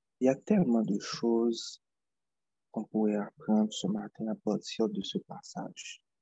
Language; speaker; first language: French; non-native, local second language; Haitian Creole